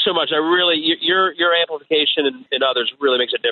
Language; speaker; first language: English; native; English